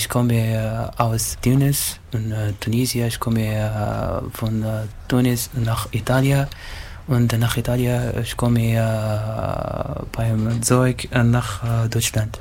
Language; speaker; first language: German; non-native, learner; Arabic